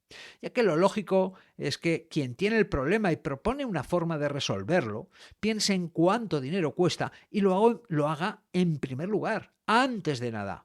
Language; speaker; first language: Spanish; native; Spanish